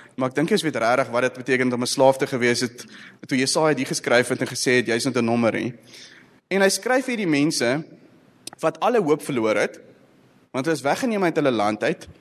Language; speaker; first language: Afrikaans; non-native, local second language; English